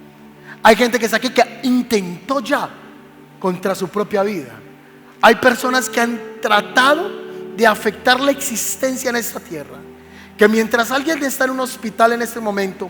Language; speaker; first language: Spanish; native; Spanish